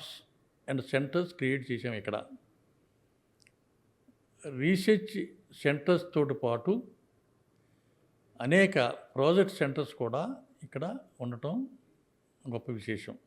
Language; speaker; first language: Telugu; native; Telugu